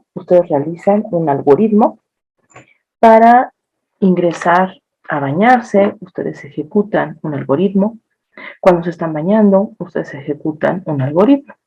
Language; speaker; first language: Spanish; native; Spanish